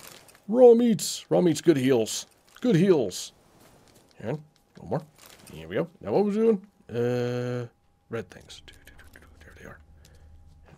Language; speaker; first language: English; native; English